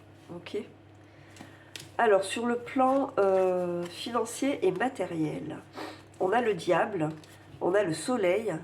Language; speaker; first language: French; native; French